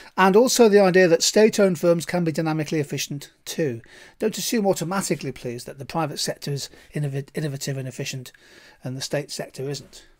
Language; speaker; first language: English; native; English